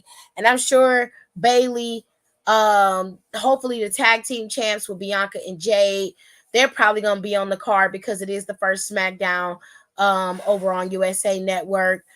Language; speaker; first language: English; native; English